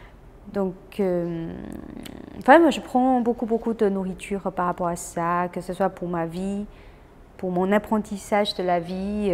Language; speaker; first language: French; non-native, fluent; Chinese